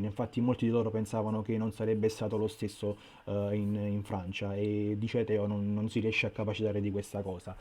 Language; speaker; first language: Italian; native; Italian